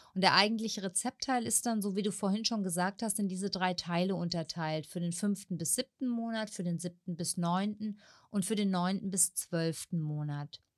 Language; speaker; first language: German; native; German